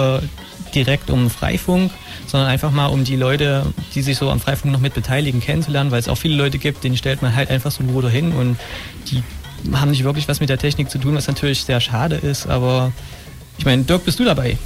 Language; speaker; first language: German; native; German